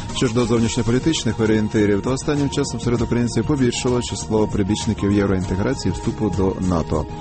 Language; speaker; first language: Ukrainian; native; Ukrainian